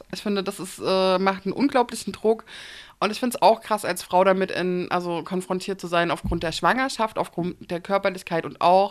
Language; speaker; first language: German; native; German